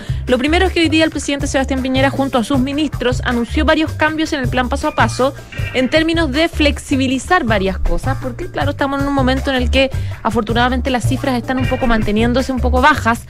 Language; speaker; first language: Spanish; native; Spanish